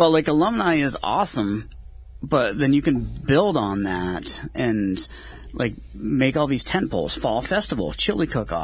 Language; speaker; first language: English; native; English